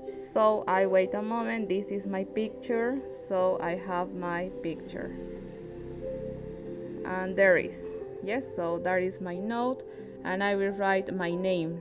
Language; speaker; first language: English; non-native, learner; Spanish